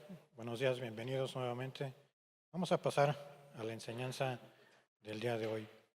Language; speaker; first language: Spanish; native; Spanish